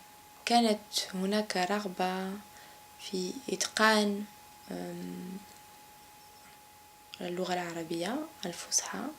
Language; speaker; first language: Arabic; non-native, local second language; Kabyle